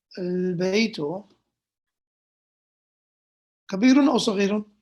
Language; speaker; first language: Arabic; non-native, fluent; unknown